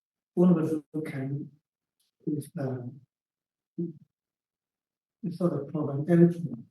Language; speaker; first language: English; non-native, learner; Vietnamese